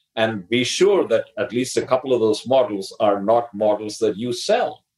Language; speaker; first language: English; non-native, local second language; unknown